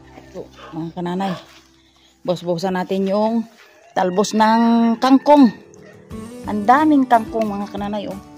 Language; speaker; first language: Filipino; non-native, local second language; Cebuano